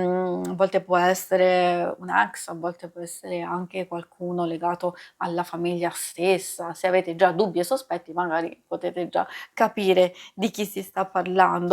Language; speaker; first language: Italian; native; Italian